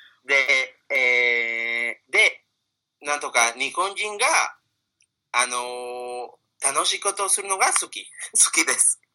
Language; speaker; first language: Japanese; non-native, fluent; Spanish